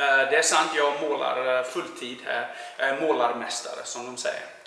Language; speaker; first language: Swedish; native; Swedish